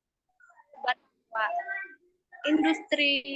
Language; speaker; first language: Japanese; non-native, learner; Indonesian